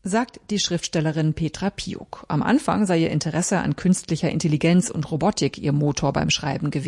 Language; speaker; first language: German; native; German